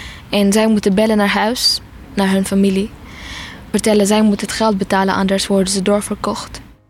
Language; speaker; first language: Dutch; non-native, fluent; Tigrinya